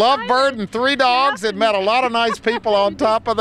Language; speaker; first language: English; native; English